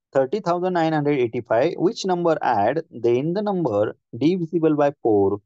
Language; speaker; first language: English; non-native, local second language; Marathi